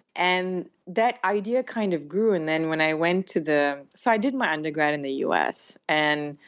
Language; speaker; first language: English; native; English